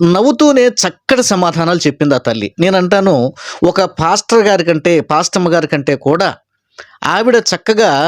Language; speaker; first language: Telugu; native; Telugu